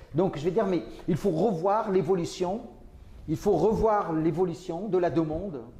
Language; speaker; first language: French; non-native, local second language; Arabic